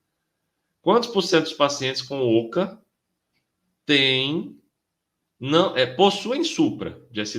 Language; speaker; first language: Portuguese; native; Portuguese